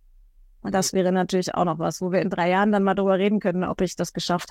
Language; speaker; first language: German; native; German